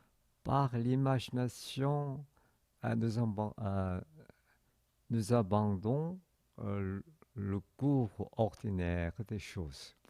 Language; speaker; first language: French; non-native, fluent; Korean